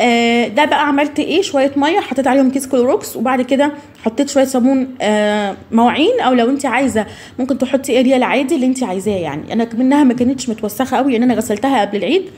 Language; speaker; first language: Arabic; native; Arabic